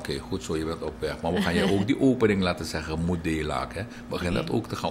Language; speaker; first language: Dutch; native; Dutch